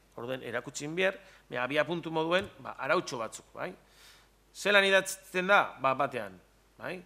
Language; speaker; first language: Basque; native; Basque